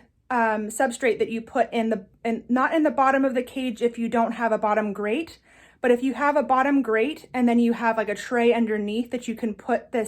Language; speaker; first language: English; native; English